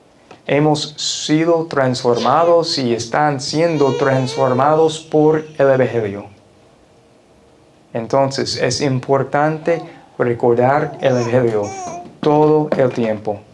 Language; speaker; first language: Spanish; non-native, fluent; English